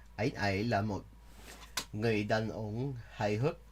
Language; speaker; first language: Vietnamese; non-native, learner; English